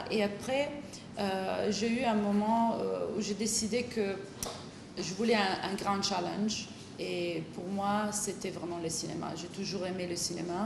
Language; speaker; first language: French; non-native, fluent; Italian